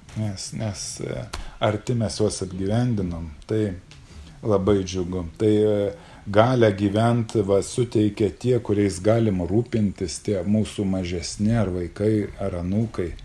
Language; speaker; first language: Lithuanian; native; Lithuanian